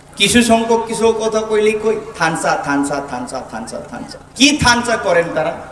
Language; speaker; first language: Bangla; non-native, local second language; Kok Borok